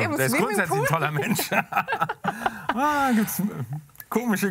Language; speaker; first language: German; native; German